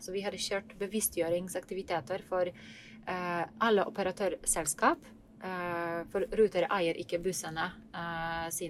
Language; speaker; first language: Norwegian; non-native, fluent; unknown